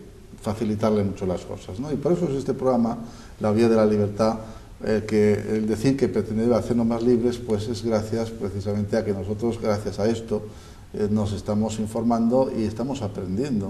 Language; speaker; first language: Spanish; native; Spanish